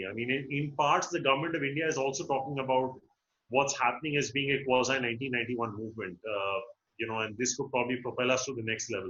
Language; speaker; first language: English; non-native, local second language; Hindi